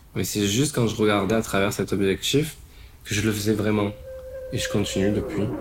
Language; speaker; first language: French; native; French